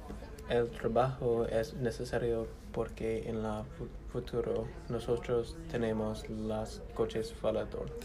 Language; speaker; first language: Spanish; non-native, learner; English